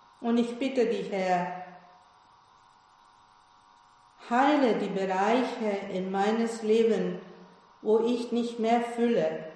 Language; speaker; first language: German; non-native, fluent; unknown